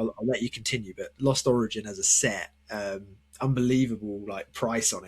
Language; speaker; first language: English; native; English